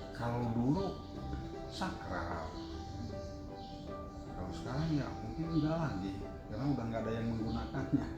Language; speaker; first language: Indonesian; native; Indonesian